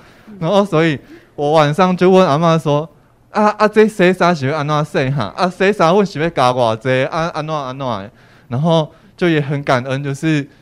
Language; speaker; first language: Chinese; native; Chinese